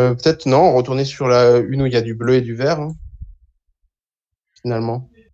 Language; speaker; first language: French; native; French